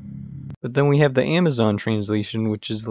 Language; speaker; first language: English; native; English